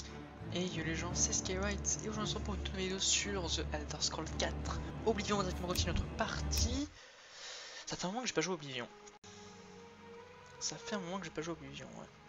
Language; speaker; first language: French; native; French